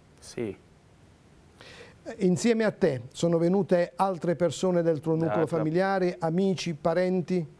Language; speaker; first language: Italian; native; Italian